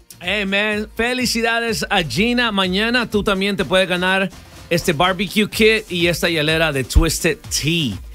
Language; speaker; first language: Spanish; early bilingual, heritage; Spanish